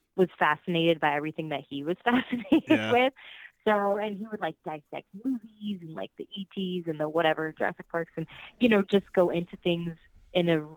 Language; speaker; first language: English; early bilingual, other home language; Spanish